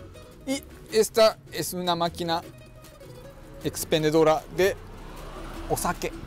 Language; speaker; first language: Spanish; non-native, fluent; Japanese